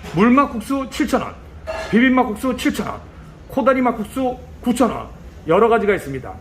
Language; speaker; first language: Korean; native; Korean